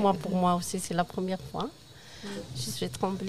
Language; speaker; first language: French; non-native, fluent; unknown